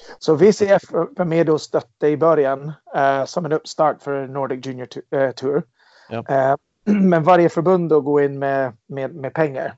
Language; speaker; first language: Swedish; non-native, fluent; English